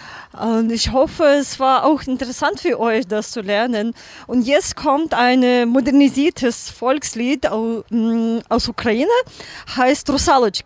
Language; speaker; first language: German; non-native, learner; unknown